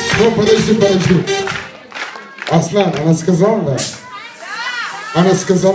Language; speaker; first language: Russian; non-native, learner; Turkish